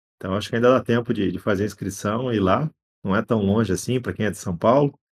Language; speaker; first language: Portuguese; native; Portuguese